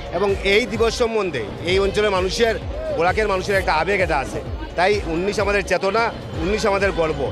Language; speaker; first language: Bangla; native; Bangla